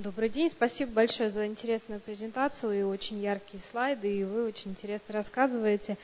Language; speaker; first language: Russian; native; Russian